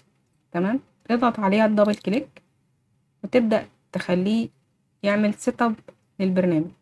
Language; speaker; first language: Arabic; native; Arabic